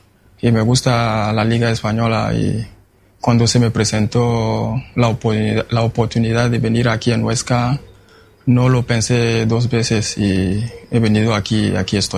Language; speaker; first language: Spanish; non-native, fluent; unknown